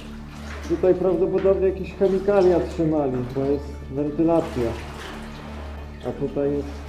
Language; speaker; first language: Polish; native; Polish